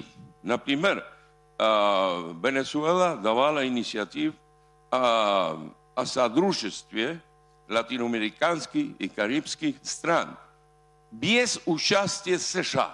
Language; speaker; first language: Russian; non-native, fluent; Spanish